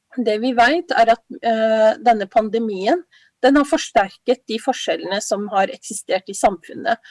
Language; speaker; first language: Norwegian; early bilingual, other home language; Somali